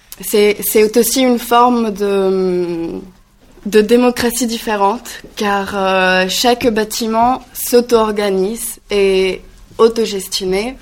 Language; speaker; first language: French; non-native, learner; Greek